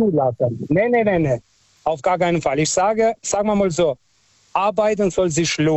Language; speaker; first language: German; early bilingual, other home language; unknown